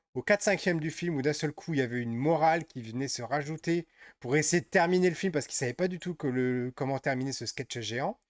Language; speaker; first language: French; native; French